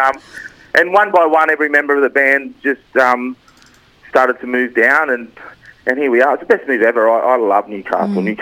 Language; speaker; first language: English; native; English